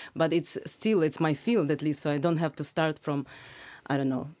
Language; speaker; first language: English; non-native, fluent; Russian